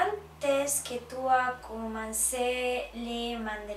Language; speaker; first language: French; non-native, learner; English